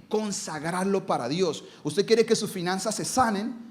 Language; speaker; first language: Spanish; native; Spanish